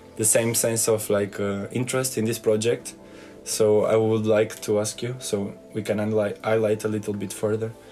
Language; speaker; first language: English; non-native, fluent; Portuguese